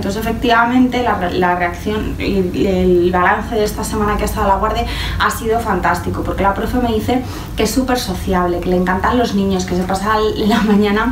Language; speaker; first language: Spanish; native; Spanish